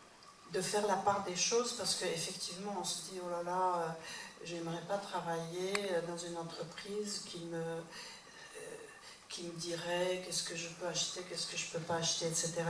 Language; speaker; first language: French; non-native, fluent; Czech